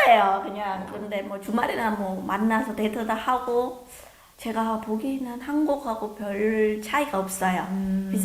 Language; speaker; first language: Korean; non-native, fluent; Khmer